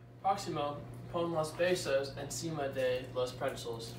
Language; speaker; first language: Spanish; non-native, learner; English